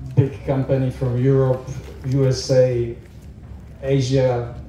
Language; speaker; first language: English; non-native, fluent; Czech